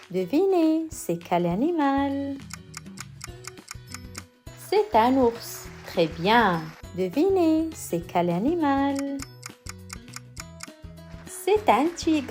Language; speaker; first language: French; non-native, local second language; Arabic